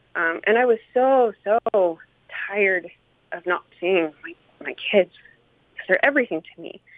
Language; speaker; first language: English; native; English